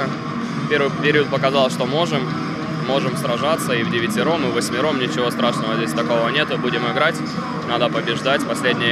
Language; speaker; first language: Russian; native; Russian